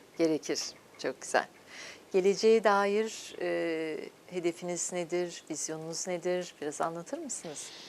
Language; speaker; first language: Turkish; native; Turkish